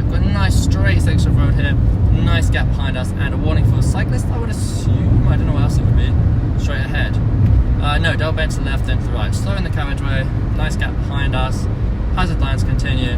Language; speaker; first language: English; native; English